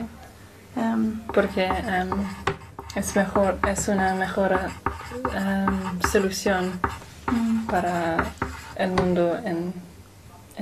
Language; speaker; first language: Spanish; non-native, learner; English